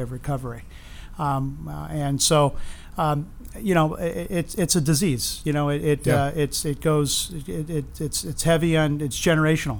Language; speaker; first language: English; native; English